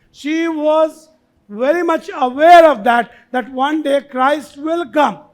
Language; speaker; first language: English; non-native, local second language; Hindi